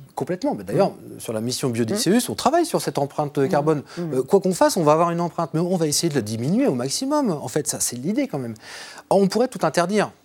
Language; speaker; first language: French; native; French